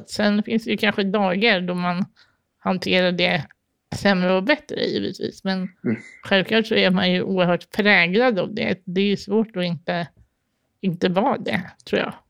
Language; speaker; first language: Swedish; native; Swedish